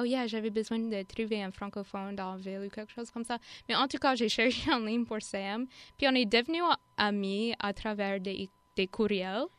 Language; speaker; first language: French; non-native, fluent; English